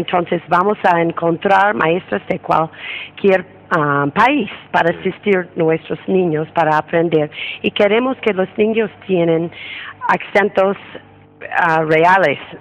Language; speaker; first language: Spanish; non-native, fluent; English